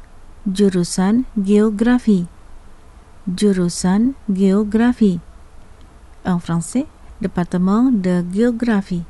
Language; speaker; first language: French; non-native, fluent; Indonesian